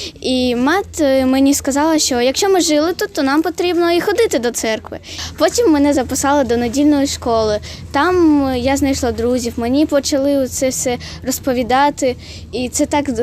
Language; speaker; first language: Ukrainian; non-native, local second language; Russian